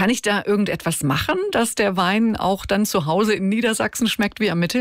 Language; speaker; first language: German; native; German